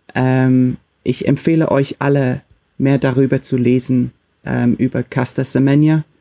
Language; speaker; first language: German; non-native, fluent; English